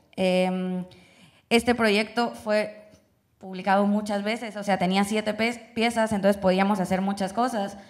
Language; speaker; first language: Spanish; native; Spanish